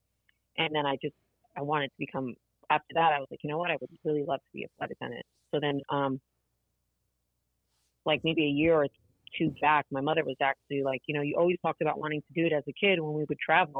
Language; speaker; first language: English; early bilingual, other home language; Portuguese